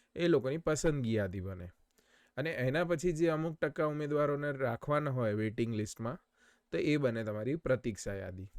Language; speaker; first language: Gujarati; native; Gujarati